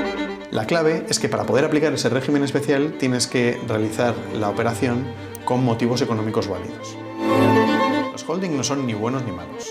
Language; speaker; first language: Spanish; native; Spanish